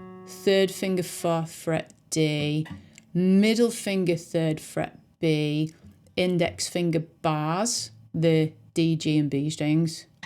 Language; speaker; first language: English; native; English